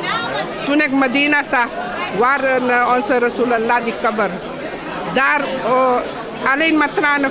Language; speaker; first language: Dutch; non-native, fluent; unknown